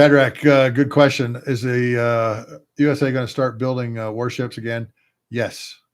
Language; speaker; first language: English; native; English